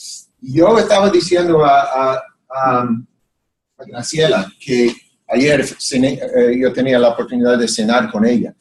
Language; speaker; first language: Spanish; non-native, fluent; English